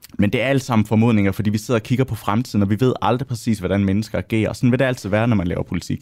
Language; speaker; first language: Danish; native; Danish